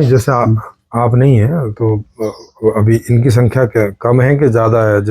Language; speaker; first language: Hindi; native; Hindi